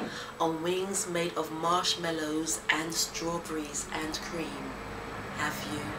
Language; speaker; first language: English; native; English